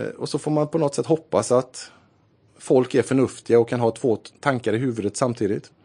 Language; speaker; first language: Swedish; native; Swedish